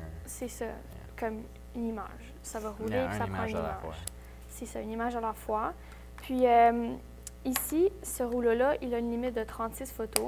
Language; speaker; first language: French; native; French